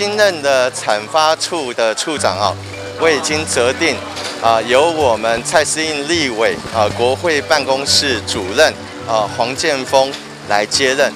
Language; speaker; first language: Chinese; native; Chinese